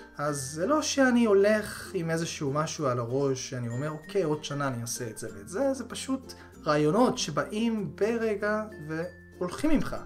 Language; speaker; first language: Hebrew; early bilingual, other home language; Korean